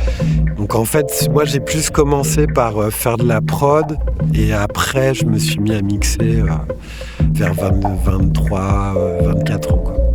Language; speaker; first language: French; native; French